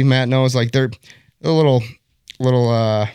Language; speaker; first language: English; native; English